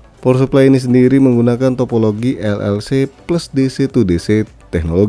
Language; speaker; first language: Indonesian; native; Indonesian